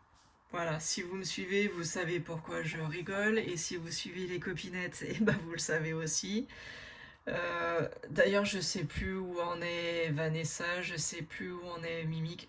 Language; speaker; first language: French; native; French